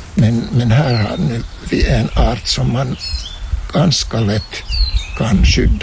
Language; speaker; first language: Swedish; non-native, local second language; Finnish